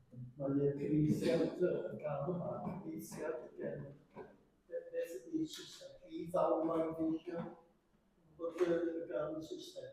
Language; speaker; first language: Welsh; native; Welsh